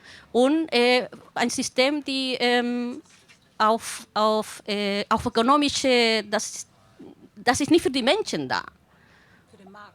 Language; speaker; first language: German; non-native, fluent; Spanish